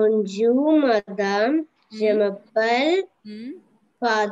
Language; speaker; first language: French; non-native, learner; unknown